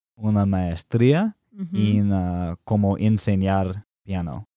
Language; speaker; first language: Spanish; non-native, learner; English